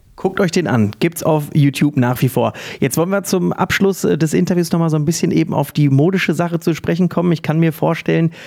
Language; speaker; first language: German; native; German